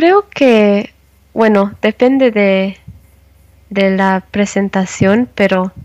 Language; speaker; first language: Spanish; non-native, learner; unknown